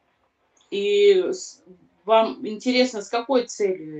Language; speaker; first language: Russian; native; Russian